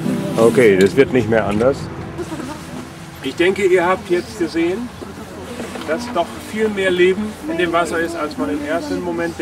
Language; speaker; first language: German; native; German